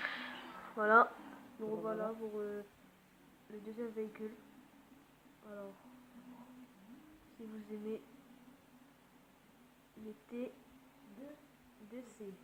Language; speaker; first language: French; native; French